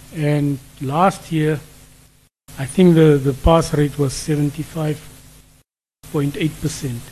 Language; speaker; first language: English; non-native, local second language; Afrikaans